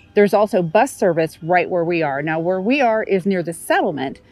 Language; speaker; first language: English; native; English